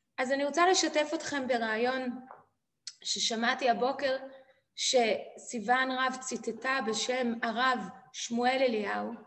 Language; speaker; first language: Hebrew; native; Hebrew